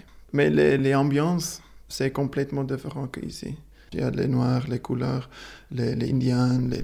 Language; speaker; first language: French; non-native, learner; Afrikaans